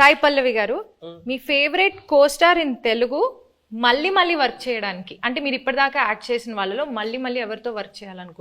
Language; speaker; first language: Telugu; native; Telugu